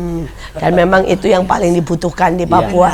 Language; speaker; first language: Indonesian; native; Indonesian